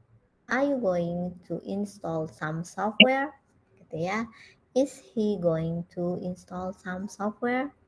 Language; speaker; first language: English; non-native, fluent; Indonesian